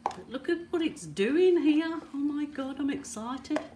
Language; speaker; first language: English; native; English